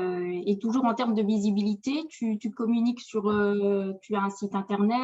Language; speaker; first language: French; native; French